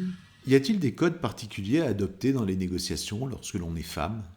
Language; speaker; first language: French; native; French